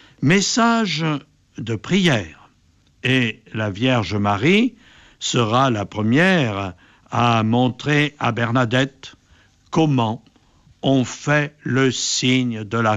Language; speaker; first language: French; native; French